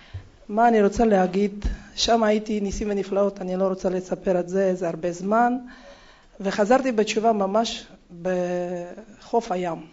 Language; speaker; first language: Hebrew; non-native, fluent; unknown